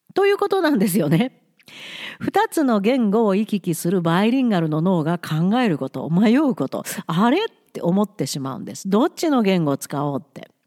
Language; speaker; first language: Japanese; native; Japanese